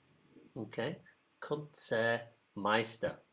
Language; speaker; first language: German; non-native, learner; English